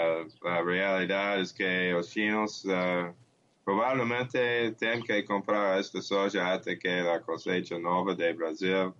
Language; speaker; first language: Portuguese; non-native, learner; English